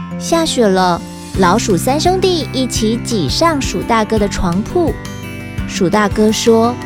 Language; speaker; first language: Chinese; native; Chinese